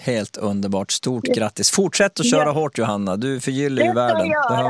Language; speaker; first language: Swedish; native; Swedish